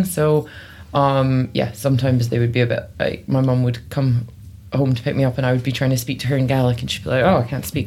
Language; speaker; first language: English; native; English